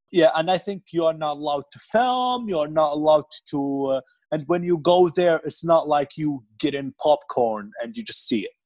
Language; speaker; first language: English; non-native, fluent; Arabic